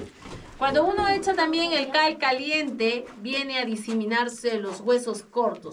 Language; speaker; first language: Spanish; native; Spanish